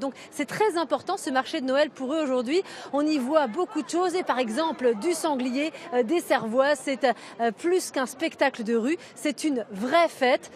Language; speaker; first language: French; native; French